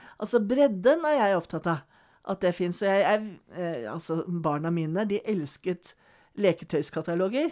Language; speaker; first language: Norwegian; native; Norwegian